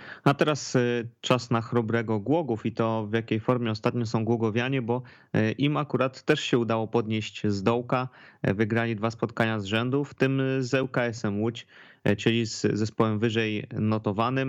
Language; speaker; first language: Polish; native; Polish